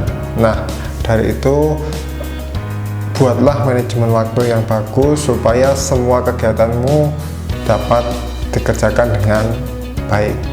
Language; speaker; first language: Indonesian; native; Indonesian